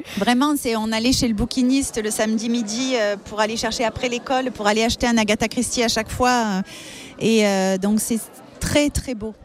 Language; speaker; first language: French; native; French